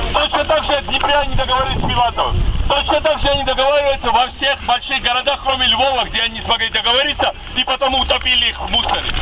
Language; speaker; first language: Russian; non-native, local second language; Georgian